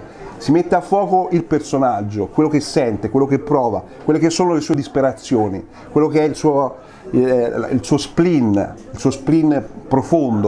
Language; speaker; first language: Italian; native; Italian